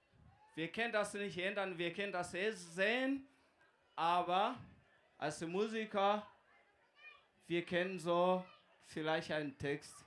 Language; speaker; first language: German; non-native, fluent; Kinyarwanda